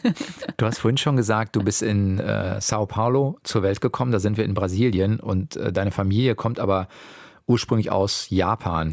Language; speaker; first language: German; native; German